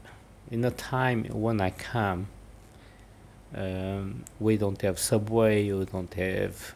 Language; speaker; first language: English; non-native, learner; German